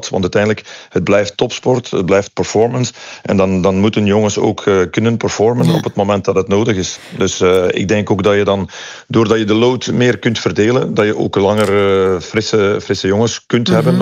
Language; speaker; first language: Dutch; native; Dutch